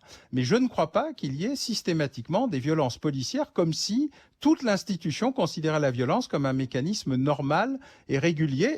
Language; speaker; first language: French; native; French